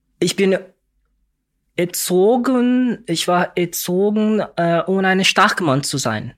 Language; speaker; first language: German; non-native, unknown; Portuguese